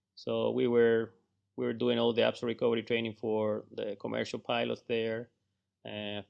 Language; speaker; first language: English; non-native, fluent; Spanish